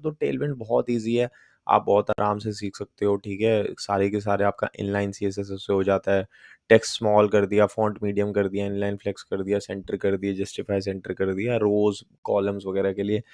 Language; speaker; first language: Hindi; native; Hindi